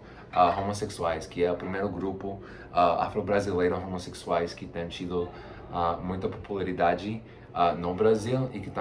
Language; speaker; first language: Portuguese; non-native, fluent; Spanish